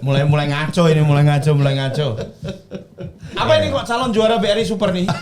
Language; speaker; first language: Indonesian; native; Indonesian